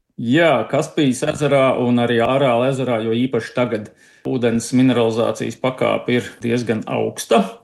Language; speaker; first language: Latvian; native; Latvian